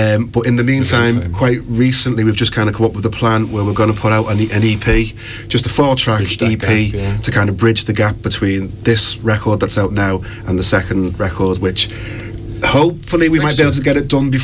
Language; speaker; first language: English; native; English